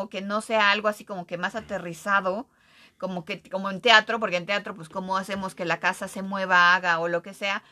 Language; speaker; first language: Spanish; native; Spanish